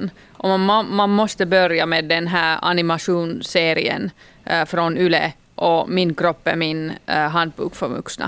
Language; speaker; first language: Swedish; non-native, local second language; Finnish